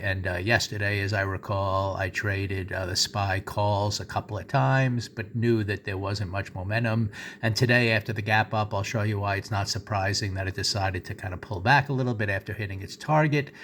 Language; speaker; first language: English; native; English